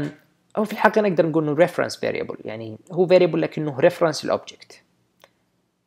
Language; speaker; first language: Arabic; native; Arabic